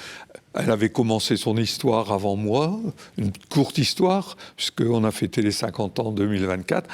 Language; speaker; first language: French; native; French